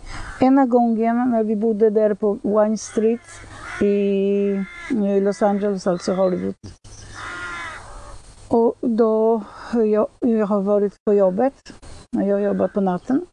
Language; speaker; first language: Swedish; non-native, fluent; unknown